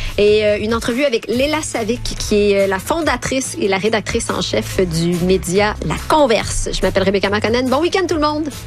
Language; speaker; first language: French; native; French